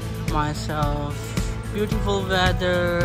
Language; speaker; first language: English; non-native, local second language; Urdu